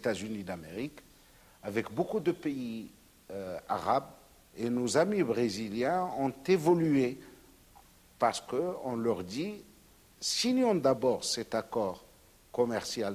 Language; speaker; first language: French; non-native, local second language; Arabic